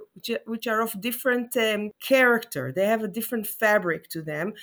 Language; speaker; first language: English; non-native, fluent; Hebrew